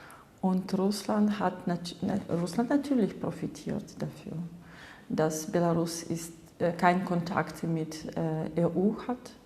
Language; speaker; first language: German; non-native, fluent; Russian